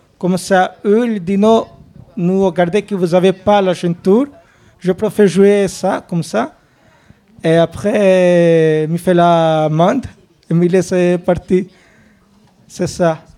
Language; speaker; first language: French; non-native, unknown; Albanian